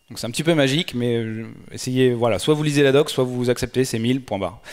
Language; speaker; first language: French; native; French